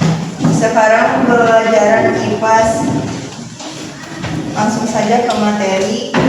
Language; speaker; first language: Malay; non-native, local second language; Sundanese